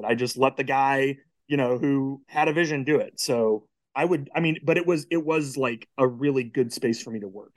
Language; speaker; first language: English; native; English